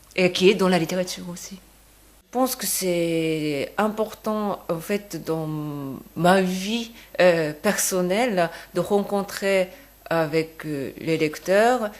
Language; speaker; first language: French; non-native, fluent; Japanese